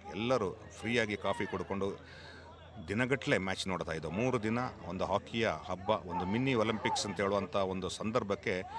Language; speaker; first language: Kannada; non-native, local second language; Kodava